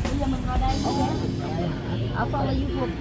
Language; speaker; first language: Vietnamese; non-native, learner; English